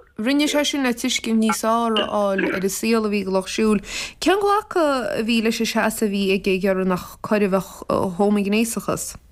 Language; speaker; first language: Irish; native; Irish